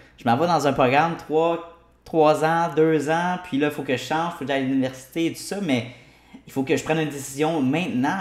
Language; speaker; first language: French; native; French